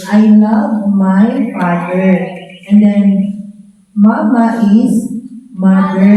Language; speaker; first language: English; non-native, learner; Cebuano